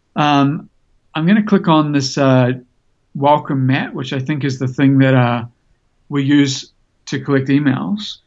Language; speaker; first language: English; native; English